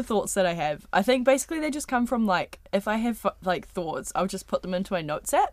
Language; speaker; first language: English; native; English